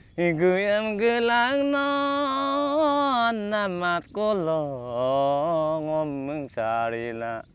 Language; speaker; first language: Assamese; non-native, local second language; Mising